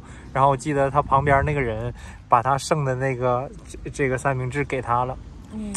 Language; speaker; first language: Chinese; native; Chinese